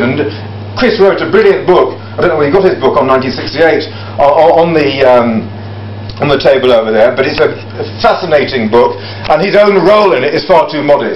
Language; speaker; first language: English; native; English